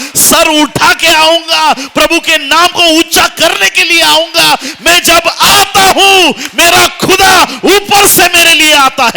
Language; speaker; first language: Hindi; non-native, local second language; Marathi